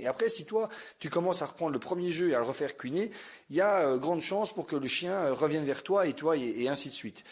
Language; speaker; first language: French; native; French